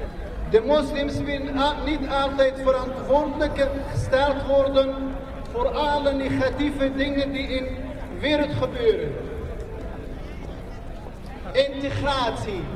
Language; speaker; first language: Dutch; non-native, fluent; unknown